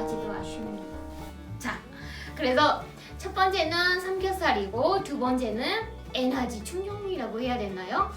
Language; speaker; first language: Korean; non-native, fluent; Burmese